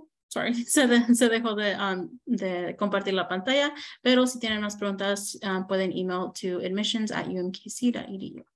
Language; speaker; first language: Spanish; early bilingual, heritage; Spanish